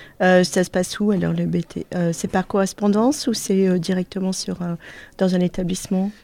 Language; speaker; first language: French; native; French